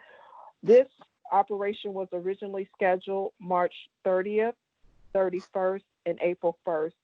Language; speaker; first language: English; native; English